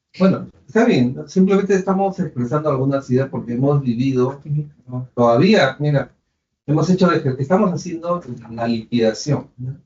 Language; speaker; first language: Spanish; native; Spanish